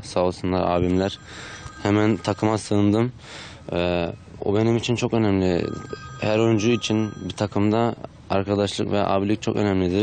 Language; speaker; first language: Turkish; early bilingual, heritage; Turkish